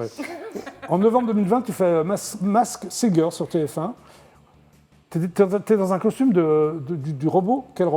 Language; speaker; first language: French; native; French